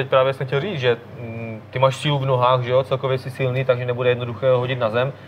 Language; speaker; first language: Czech; native; Czech